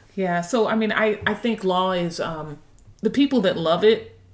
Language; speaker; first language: English; native; English